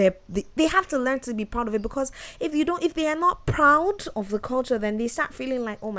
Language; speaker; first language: English; non-native, local second language; Yoruba